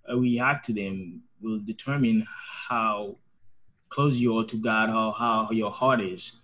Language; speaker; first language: English; non-native, fluent; Haitian Creole